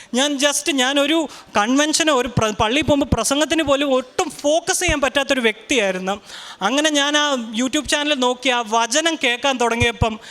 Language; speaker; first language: Malayalam; early bilingual, heritage; Malayalam